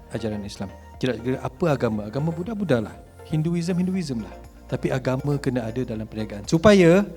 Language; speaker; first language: Malay; native; Malay